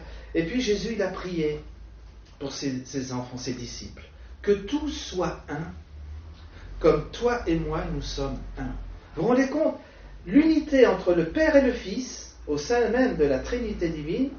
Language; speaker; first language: French; native; French